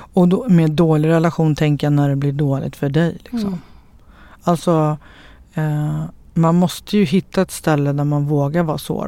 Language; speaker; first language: Swedish; native; Swedish